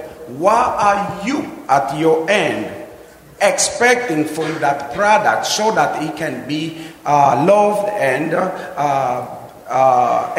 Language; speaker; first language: English; non-native, fluent; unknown